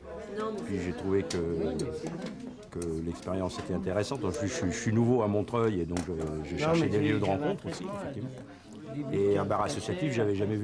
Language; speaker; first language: French; native; French